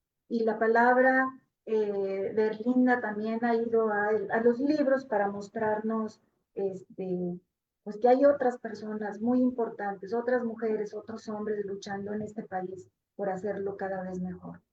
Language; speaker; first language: Spanish; native; Spanish